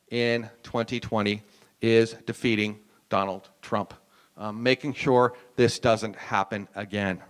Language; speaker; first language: English; native; English